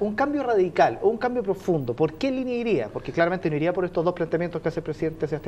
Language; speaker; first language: Spanish; native; Spanish